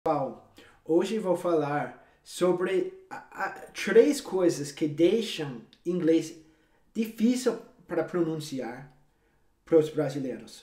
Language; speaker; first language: Portuguese; non-native, fluent; English